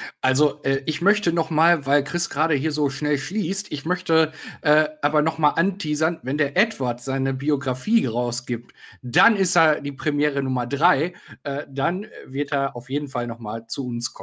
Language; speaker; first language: German; native; German